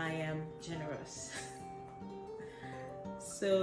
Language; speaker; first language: English; non-native, local second language; Yoruba